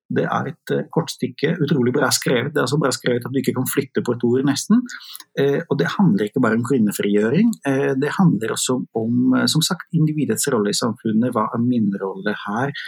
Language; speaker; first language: Norwegian; non-native, fluent; Italian